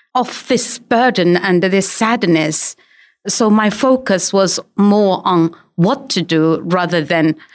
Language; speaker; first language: English; non-native, fluent; Chinese